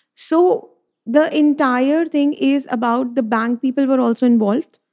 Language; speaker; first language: English; non-native, local second language; Hindi